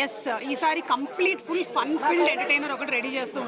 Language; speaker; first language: Telugu; native; Telugu